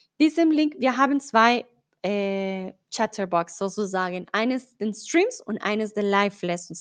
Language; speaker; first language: German; non-native, learner; Spanish